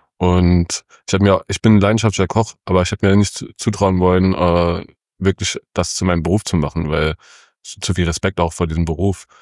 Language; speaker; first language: German; early bilingual, other home language; Kurdish